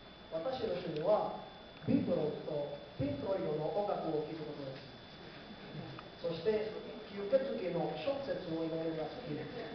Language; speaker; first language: Japanese; non-native, learner; Spanish